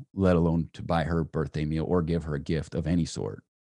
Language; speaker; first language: English; native; English